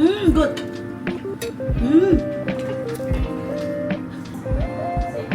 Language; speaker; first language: English; non-native, learner; Indonesian